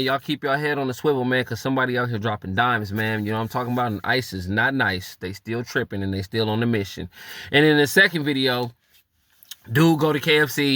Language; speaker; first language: English; native; English